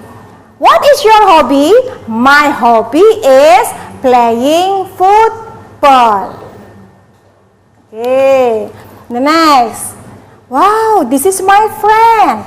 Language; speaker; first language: English; non-native, learner; Indonesian